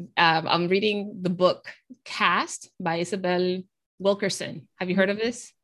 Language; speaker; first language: English; early bilingual, other home language; Spanish